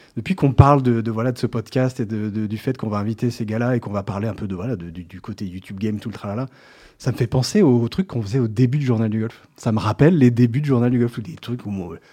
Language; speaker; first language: French; native; French